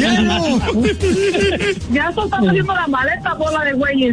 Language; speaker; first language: Spanish; native; Spanish